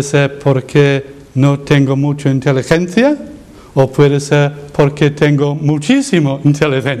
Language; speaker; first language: Spanish; non-native, learner; English